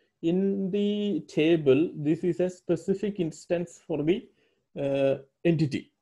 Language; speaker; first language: English; non-native, local second language; Malayalam